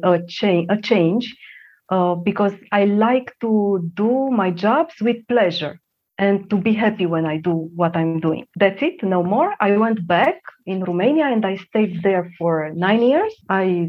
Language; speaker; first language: English; non-native, fluent; Romanian